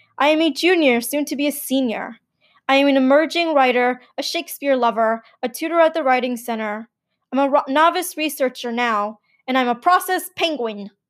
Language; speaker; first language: English; early bilingual, other home language; Gujarati